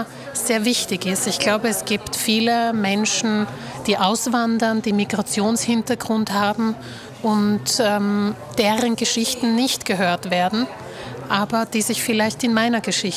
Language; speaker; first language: German; early bilingual, other home language; Slovak